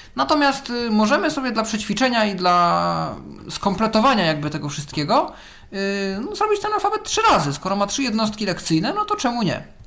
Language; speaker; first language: Polish; native; Polish